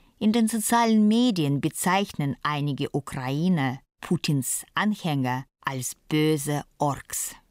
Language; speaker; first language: German; non-native, fluent; Russian